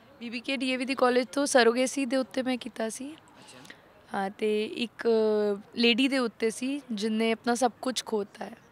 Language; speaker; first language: Punjabi; native; Punjabi